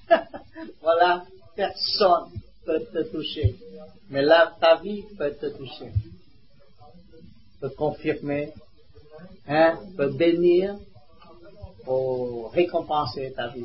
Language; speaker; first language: French; non-native, learner; Vietnamese